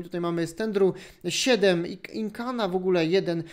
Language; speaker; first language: Polish; native; Polish